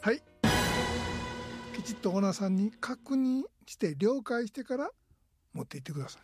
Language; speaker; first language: Japanese; native; Japanese